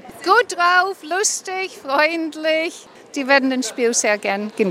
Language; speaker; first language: German; non-native, fluent; English